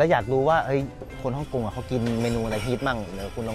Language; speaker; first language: Thai; native; Thai